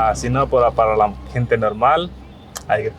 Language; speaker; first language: Spanish; non-native, learner; Hindi